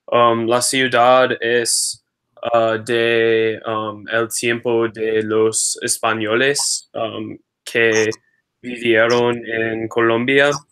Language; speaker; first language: Spanish; non-native, learner; English